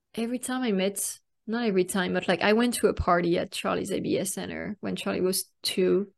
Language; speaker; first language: English; non-native, fluent; French